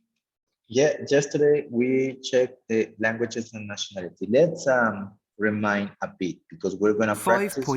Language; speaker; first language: English; non-native, fluent; Spanish